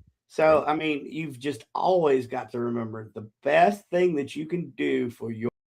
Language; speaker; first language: English; native; English